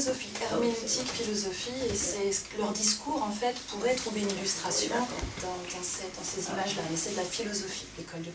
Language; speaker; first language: French; native; French